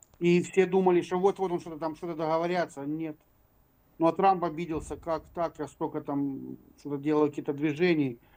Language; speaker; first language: Russian; native; Russian